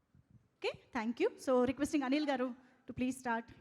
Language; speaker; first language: Telugu; native; Telugu